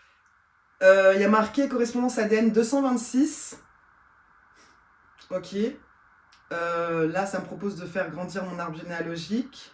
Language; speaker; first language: French; native; French